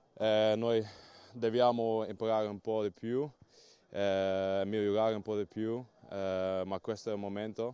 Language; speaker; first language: Italian; non-native, learner; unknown